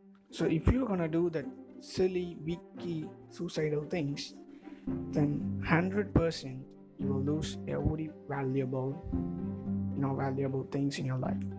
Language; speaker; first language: English; non-native, local second language; Tamil